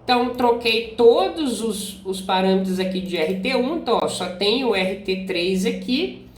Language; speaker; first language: Portuguese; native; Portuguese